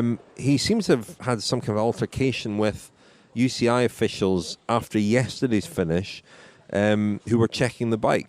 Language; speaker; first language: English; native; English